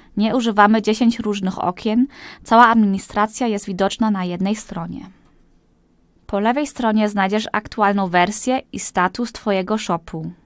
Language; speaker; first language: Polish; early bilingual, heritage; Polish